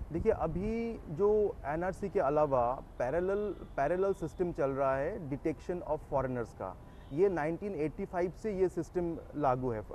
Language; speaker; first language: Urdu; non-native, local second language; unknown